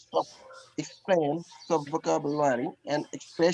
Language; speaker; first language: English; non-native, learner; French